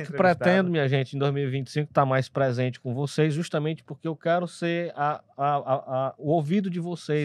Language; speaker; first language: Portuguese; native; Portuguese